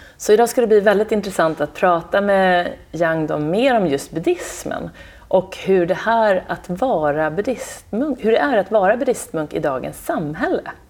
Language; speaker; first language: Swedish; native; Swedish